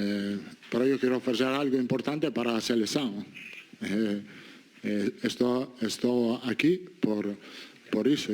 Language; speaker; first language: Spanish; non-native, fluent; Italian